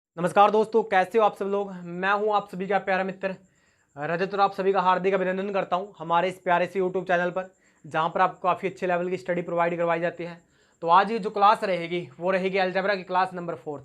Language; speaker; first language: Hindi; native; Hindi